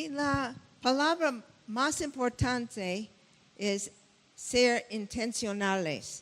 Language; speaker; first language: Spanish; non-native, fluent; English